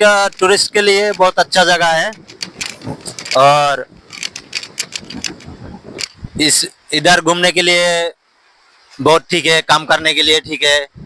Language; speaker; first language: Hindi; non-native, learner; Bangla